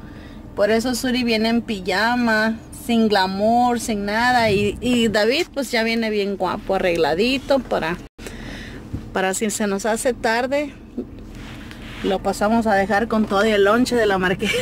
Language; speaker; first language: Spanish; native; Spanish